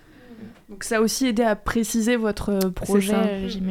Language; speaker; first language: French; native; French